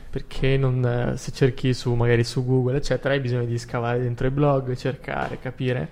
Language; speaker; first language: Italian; early bilingual, other home language; Arabic